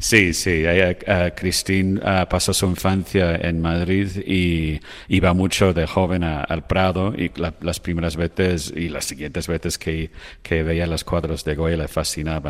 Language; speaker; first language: Spanish; non-native, fluent; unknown